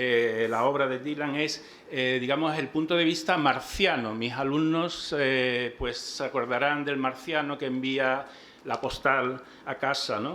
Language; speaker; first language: Spanish; native; Spanish